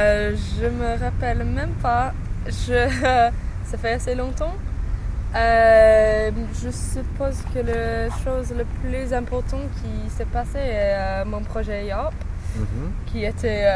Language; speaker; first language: French; non-native, learner; English